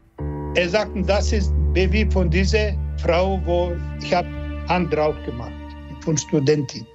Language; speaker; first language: German; non-native, learner; Serbian